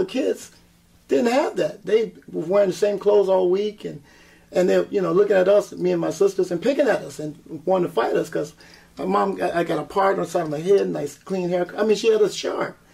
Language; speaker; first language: English; native; English